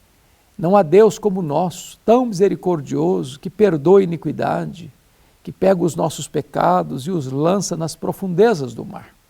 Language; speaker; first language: Portuguese; native; Portuguese